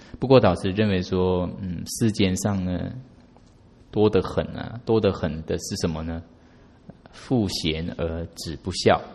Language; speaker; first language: Chinese; native; Chinese